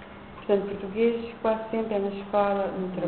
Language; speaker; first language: Portuguese; non-native, local second language; Kabuverdianu